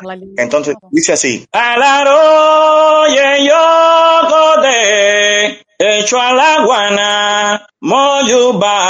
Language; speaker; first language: Portuguese; non-native, learner; Spanish